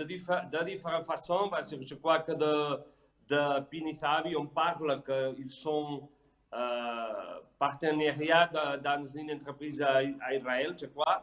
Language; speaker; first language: French; non-native, fluent; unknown